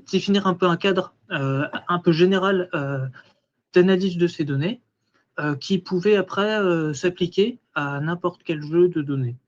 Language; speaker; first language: French; native; French